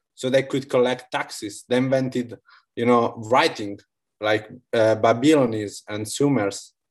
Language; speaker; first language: English; non-native, fluent; Italian